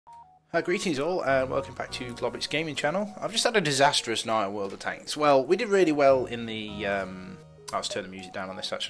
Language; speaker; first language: English; native; English